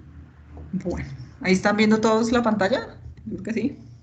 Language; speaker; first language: Spanish; native; Spanish